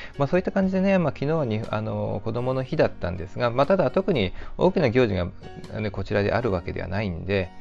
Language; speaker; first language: Japanese; native; Japanese